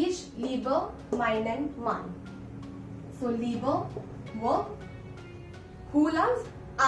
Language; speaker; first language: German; non-native, fluent; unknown